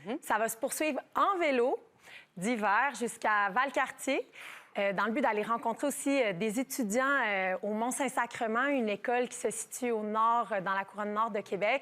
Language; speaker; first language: French; native; French